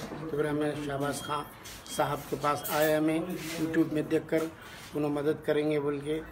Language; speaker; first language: Hindi; non-native, local second language; Urdu